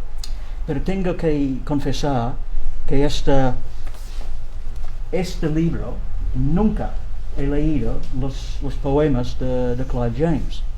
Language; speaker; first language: Spanish; non-native, learner; English